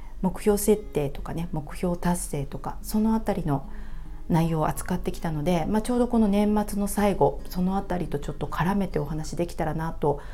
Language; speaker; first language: Japanese; native; Japanese